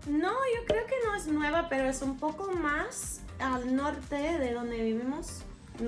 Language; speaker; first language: Spanish; non-native, fluent; English